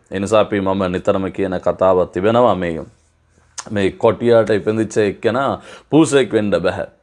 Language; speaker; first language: Sinhala; non-native, local second language; Tamil